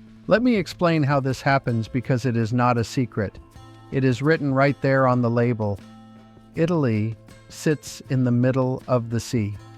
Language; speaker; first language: English; non-native, fluent; Italian